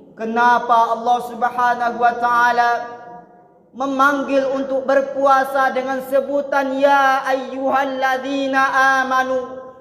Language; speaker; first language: Malay; non-native, local second language; Minangkabau